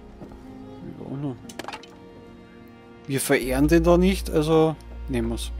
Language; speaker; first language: German; native; German